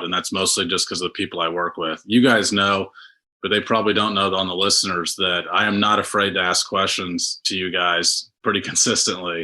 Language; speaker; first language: English; native; English